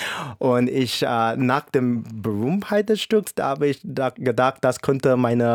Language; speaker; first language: German; non-native, fluent; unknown